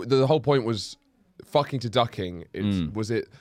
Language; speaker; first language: English; native; English